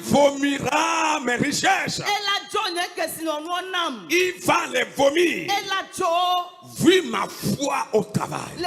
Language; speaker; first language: French; non-native, local second language; Ewe